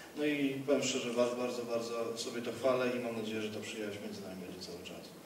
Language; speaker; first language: Polish; native; Polish